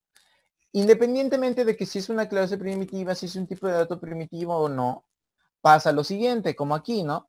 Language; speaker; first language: Spanish; native; Spanish